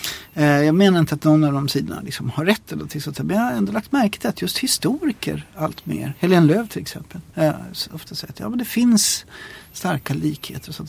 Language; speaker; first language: Swedish; native; Swedish